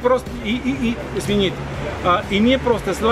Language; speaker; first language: Russian; non-native, learner; Spanish